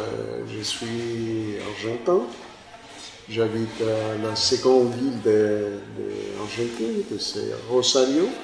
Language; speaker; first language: French; non-native, fluent; Spanish